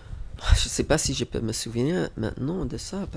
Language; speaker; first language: French; non-native, fluent; English